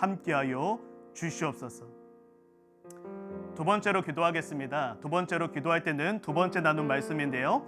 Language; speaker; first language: Korean; native; Korean